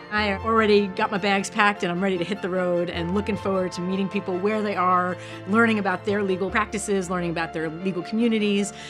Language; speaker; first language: English; native; English